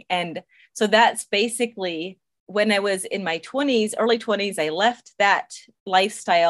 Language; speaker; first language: English; non-native, local second language; Pennsylvania German